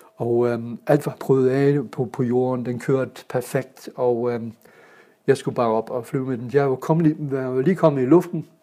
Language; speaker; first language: Danish; non-native, fluent; German